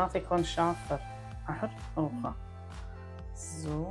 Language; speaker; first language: German; non-native, learner; Aramaic